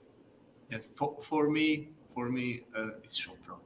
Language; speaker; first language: English; non-native, learner; Hungarian